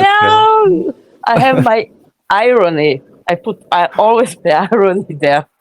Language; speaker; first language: English; non-native, fluent; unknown